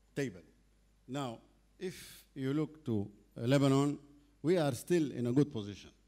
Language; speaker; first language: English; non-native, fluent; Arabic